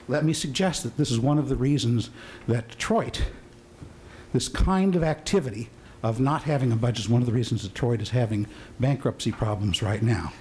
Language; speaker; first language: English; native; English